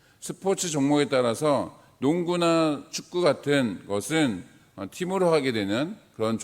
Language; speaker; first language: Korean; native; Korean